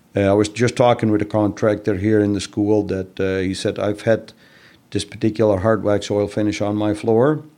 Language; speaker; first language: English; non-native, fluent; Dutch